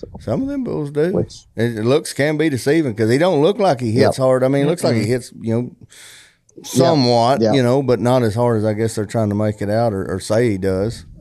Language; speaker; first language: English; native; English